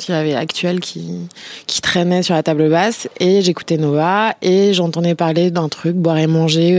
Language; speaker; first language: French; native; French